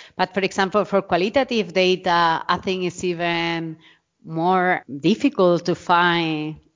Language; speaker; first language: English; non-native, fluent; Spanish